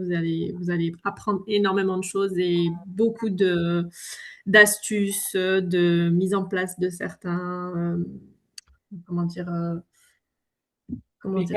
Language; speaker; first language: French; native; French